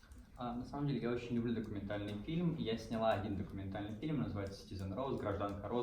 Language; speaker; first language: Russian; native; Russian